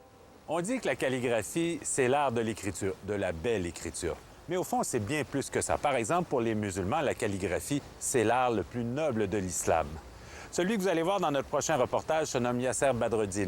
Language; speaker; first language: French; native; French